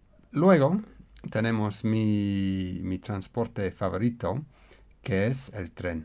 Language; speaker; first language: Spanish; non-native, fluent; English